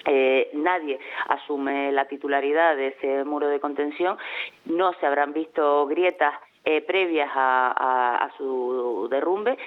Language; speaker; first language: Spanish; native; Spanish